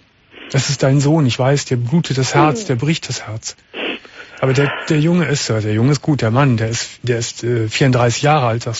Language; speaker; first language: German; native; German